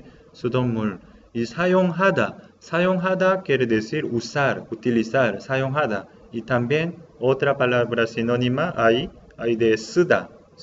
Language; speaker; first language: Spanish; non-native, learner; Korean